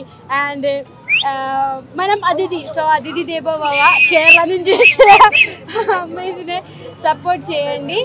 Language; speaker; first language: Telugu; non-native, learner; Malayalam